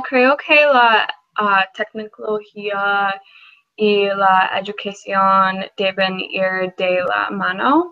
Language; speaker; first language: Spanish; non-native, learner; English